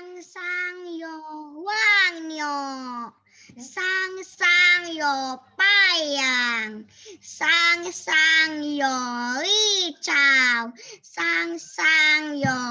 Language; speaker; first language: Chinese; non-native, learner; Indonesian